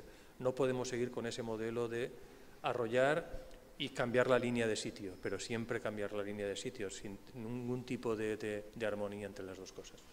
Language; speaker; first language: Spanish; native; Spanish